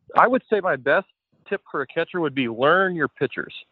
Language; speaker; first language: English; native; English